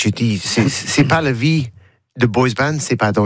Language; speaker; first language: French; non-native, learner; English